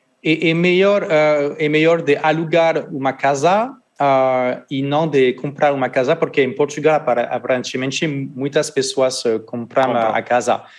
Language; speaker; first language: Portuguese; non-native, learner; French